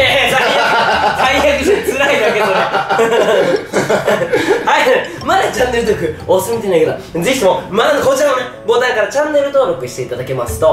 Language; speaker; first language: Japanese; native; Japanese